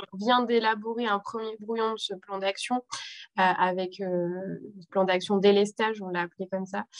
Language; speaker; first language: French; native; French